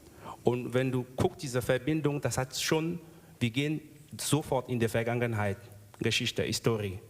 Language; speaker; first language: German; non-native, learner; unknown